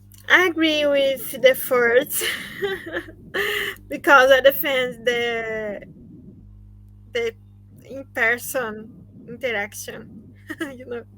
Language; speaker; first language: English; non-native, learner; Portuguese